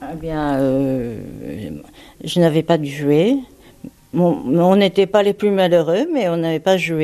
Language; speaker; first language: French; non-native, fluent; Japanese